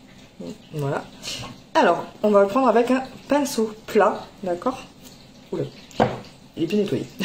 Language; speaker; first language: French; native; French